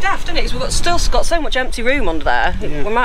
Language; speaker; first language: English; native; English